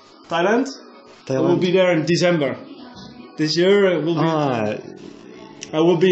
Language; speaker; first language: English; non-native, learner; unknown